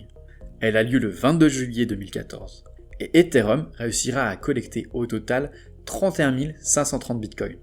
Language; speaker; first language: French; native; French